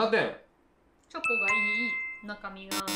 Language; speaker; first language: Japanese; non-native, fluent; German